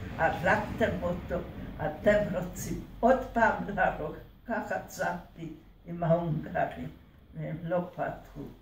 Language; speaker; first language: Hebrew; early bilingual, other home language; Hungarian